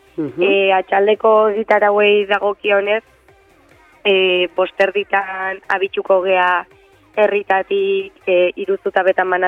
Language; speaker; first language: Basque; native; Basque